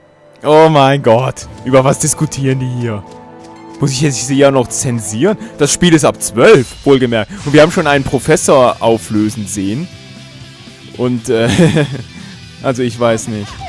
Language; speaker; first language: German; native; German